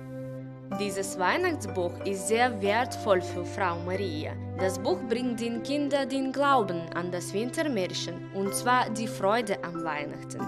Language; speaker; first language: German; non-native, fluent; Ukrainian